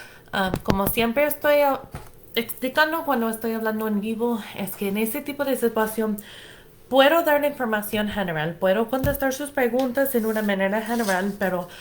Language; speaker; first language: Spanish; non-native, fluent; English